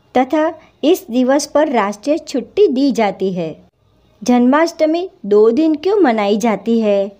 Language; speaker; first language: Hindi; non-native, local second language; Gujarati